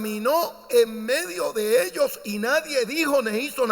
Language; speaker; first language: Spanish; native; Spanish